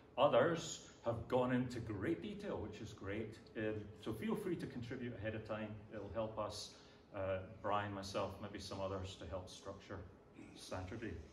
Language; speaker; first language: English; native; English